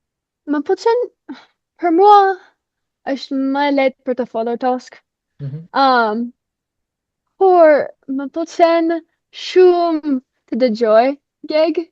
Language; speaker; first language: Albanian; non-native, fluent; English